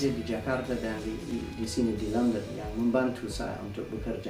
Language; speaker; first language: Indonesian; non-native, fluent; English